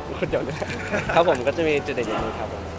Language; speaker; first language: Thai; native; Thai